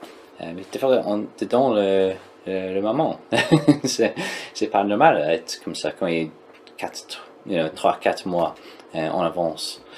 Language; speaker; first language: French; non-native, learner; English